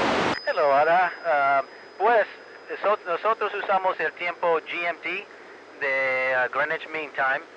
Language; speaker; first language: Spanish; early bilingual, heritage; Spanish